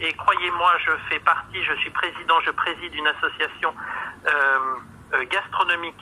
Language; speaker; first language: French; native; French